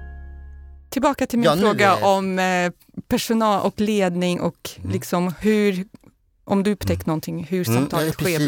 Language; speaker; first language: Swedish; non-native, fluent; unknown